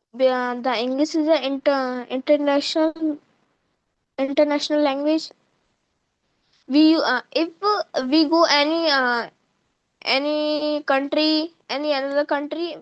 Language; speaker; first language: English; non-native, learner; Hindi